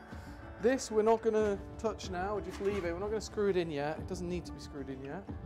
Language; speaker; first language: English; native; English